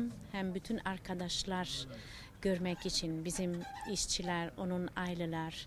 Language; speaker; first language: Turkish; non-native, learner; Italian